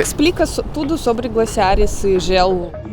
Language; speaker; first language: Portuguese; non-native, fluent; Russian